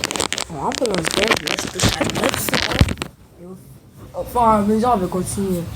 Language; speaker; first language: French; native; French